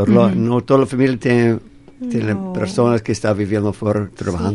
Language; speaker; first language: Spanish; non-native, fluent; English